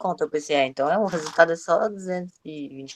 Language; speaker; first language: Portuguese; native; Portuguese